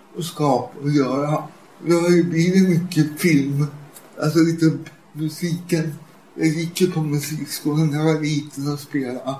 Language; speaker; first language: Swedish; native; Swedish